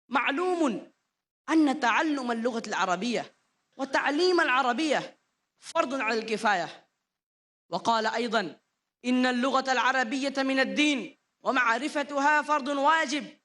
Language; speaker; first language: Arabic; non-native, learner; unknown